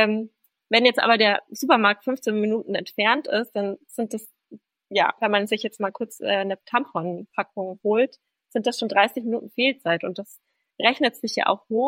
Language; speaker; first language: German; native; German